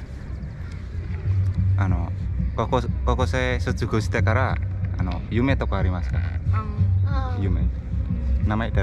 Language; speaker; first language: Japanese; non-native, fluent; Indonesian